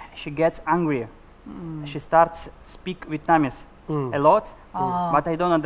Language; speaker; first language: English; non-native, learner; Russian